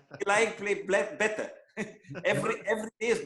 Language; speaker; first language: English; non-native, learner; Hungarian